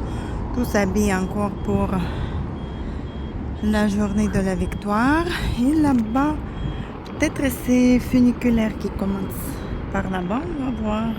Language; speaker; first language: French; non-native, fluent; Russian